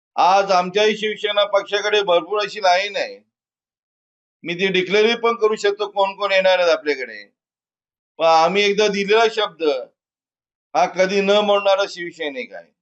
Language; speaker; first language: Marathi; native; Marathi